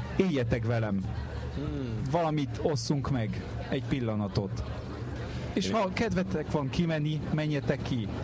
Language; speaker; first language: Hungarian; non-native, fluent; French